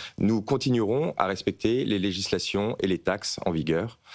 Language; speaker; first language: French; native; French